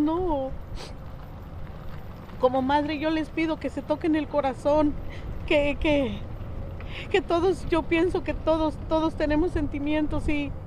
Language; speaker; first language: Spanish; native; Spanish